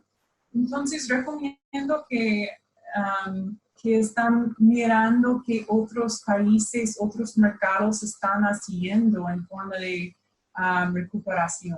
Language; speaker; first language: Spanish; non-native, fluent; English